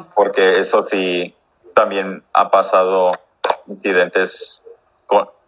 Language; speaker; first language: Spanish; early bilingual, heritage; English